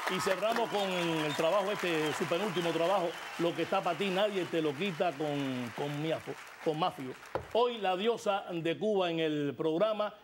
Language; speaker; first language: Spanish; native; Spanish